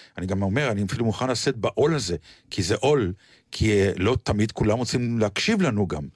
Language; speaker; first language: Hebrew; native; Hebrew